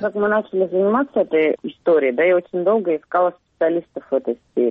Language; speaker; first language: Russian; native; Russian